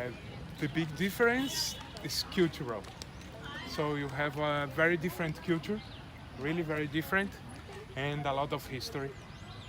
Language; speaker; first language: English; non-native, fluent; Portuguese